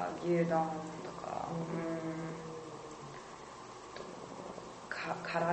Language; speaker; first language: Japanese; non-native, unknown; English